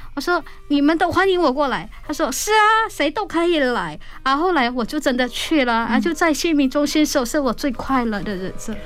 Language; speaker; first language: Chinese; non-native, fluent; Hakka Chinese